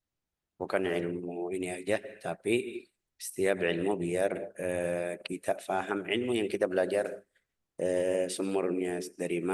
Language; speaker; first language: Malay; non-native, fluent; Arabic